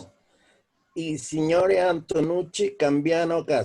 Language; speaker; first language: Italian; non-native, learner; Spanish